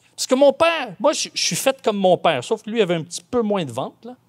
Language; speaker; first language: French; native; French